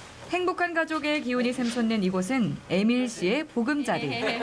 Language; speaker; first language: Korean; native; Korean